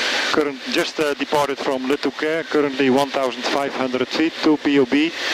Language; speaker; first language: English; non-native, fluent; Dutch